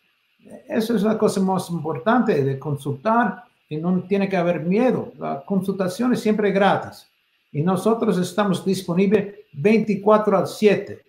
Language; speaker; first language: Spanish; non-native, fluent; English